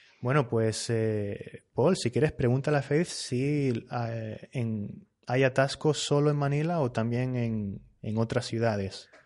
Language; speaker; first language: Spanish; native; Spanish